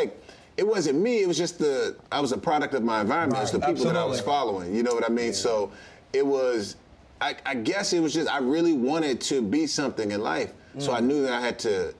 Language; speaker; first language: English; native; English